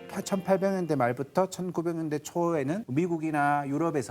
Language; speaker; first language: Korean; native; Korean